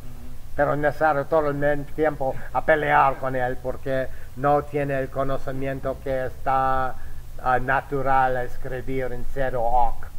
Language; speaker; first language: Spanish; non-native, fluent; English